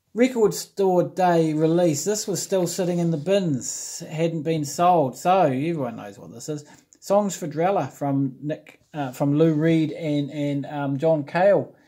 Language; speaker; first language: English; native; English